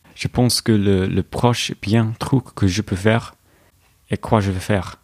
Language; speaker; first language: French; non-native, learner; English